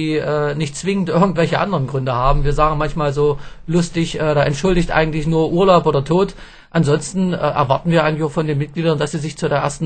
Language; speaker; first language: German; native; German